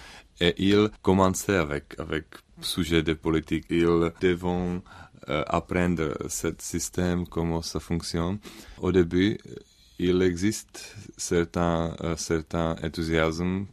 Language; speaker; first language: French; non-native, learner; Czech